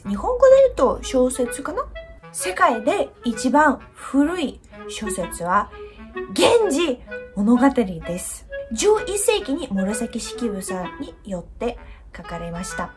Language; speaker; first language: Japanese; non-native, fluent; Russian